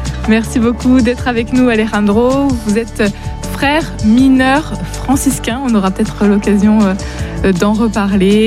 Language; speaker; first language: French; native; French